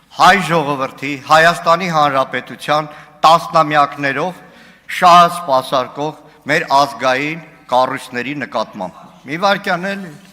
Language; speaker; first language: Armenian; native; Armenian